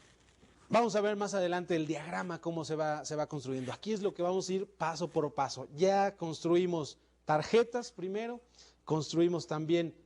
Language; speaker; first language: Spanish; native; Spanish